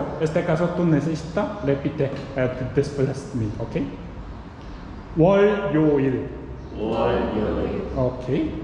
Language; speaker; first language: Spanish; non-native, learner; Korean